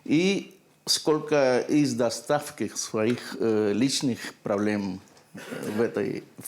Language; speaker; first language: Russian; non-native, learner; Spanish